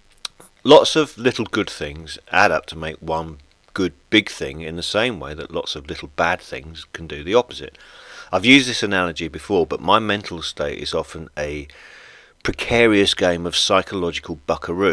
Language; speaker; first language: English; native; English